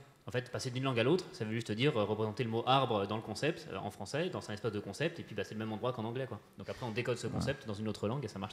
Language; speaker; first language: French; native; French